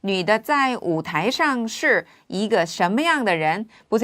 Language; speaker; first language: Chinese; non-native, fluent; Korean